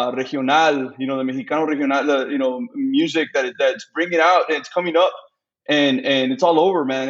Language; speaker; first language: English; early bilingual, other home language; Spanish